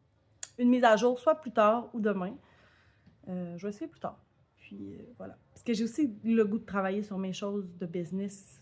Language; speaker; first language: French; native; French